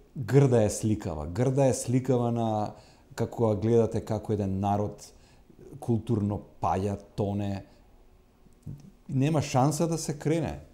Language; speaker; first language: Macedonian; native; Macedonian